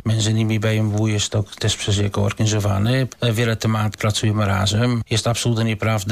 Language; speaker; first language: Polish; non-native, learner; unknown